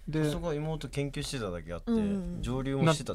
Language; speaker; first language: Japanese; native; Japanese